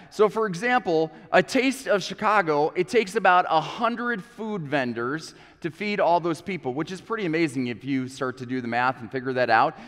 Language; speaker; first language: English; native; English